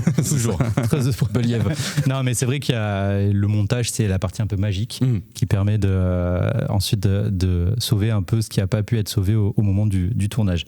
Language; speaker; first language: French; native; French